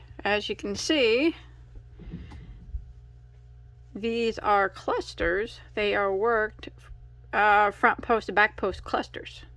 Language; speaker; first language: English; native; English